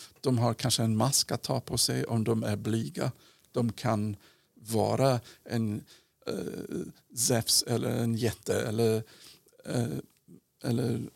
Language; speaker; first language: Swedish; non-native, fluent; English